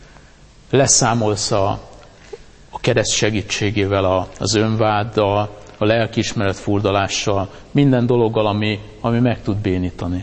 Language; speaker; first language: Hungarian; native; Hungarian